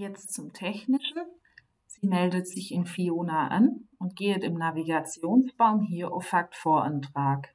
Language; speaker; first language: German; native; German